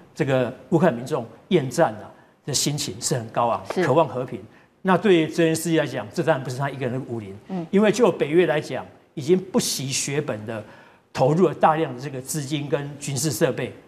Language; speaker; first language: Chinese; native; Chinese